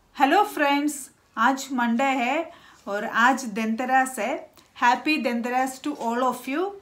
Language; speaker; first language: Hindi; non-native, local second language; Malayalam